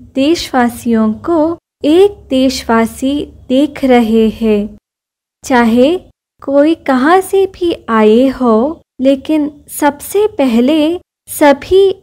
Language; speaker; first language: Hindi; non-native, local second language; Kannada